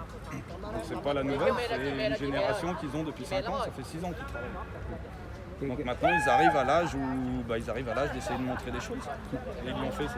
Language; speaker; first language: French; native; French